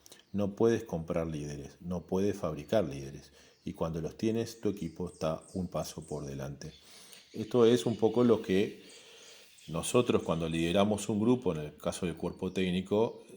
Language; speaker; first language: Spanish; native; Spanish